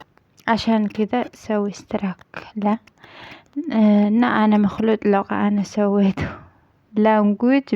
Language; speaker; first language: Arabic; non-native, learner; Amharic